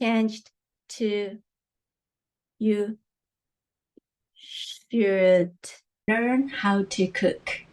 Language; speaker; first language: English; non-native, fluent; Chinese